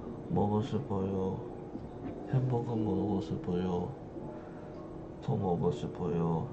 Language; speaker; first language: Korean; non-native, learner; English